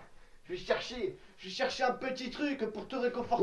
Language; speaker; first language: French; native; French